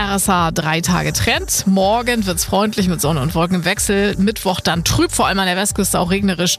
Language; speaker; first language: German; native; German